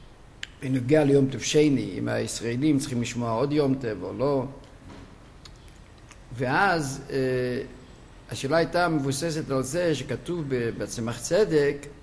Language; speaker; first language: Hebrew; non-native, fluent; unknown